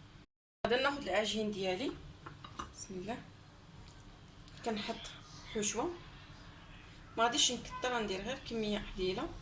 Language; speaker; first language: Arabic; native; Arabic